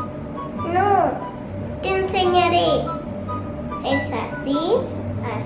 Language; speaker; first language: Spanish; early bilingual, heritage; Spanish